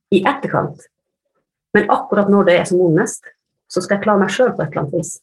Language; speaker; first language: Norwegian; early bilingual, other home language; Finnish